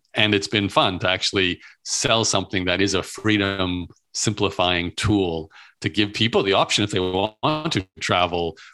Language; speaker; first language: English; native; English